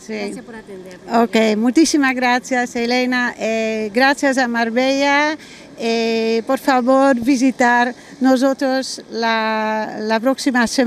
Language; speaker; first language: Spanish; non-native, learner; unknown